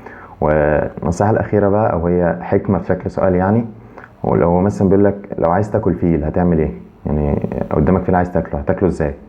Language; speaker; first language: Arabic; native; Arabic